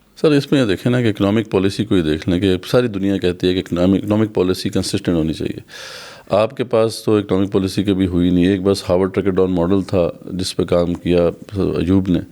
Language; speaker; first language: Urdu; native; Urdu